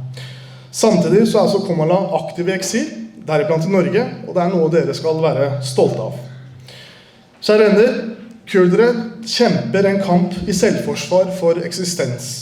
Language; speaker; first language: Norwegian; early bilingual, other home language; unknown